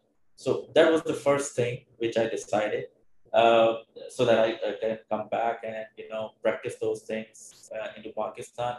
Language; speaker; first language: English; non-native, local second language; Urdu